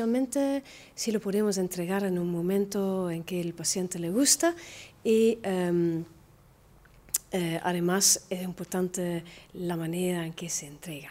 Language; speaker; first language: Spanish; non-native, fluent; Dutch